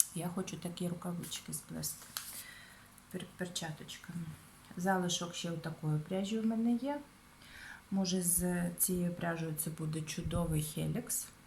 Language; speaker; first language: Ukrainian; non-native, local second language; Russian